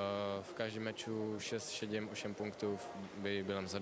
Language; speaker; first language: Polish; non-native, learner; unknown